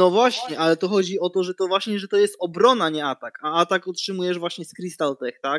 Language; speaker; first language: Polish; native; Polish